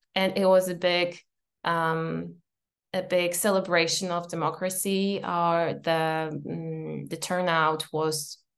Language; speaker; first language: English; non-native, fluent; Polish